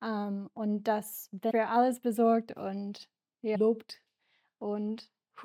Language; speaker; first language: German; non-native, fluent; English